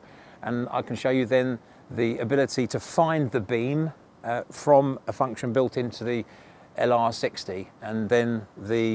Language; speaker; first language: English; native; English